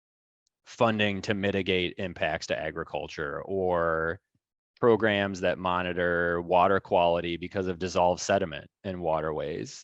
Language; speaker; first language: English; native; English